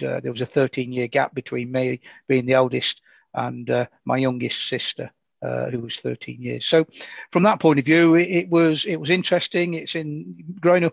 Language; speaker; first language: English; native; English